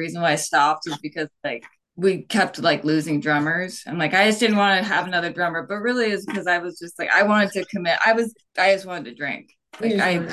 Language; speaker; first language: English; native; English